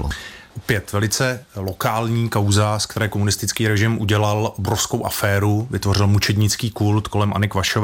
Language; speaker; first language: Czech; native; Czech